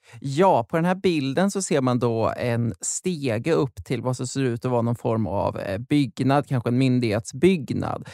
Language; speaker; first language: Swedish; native; Swedish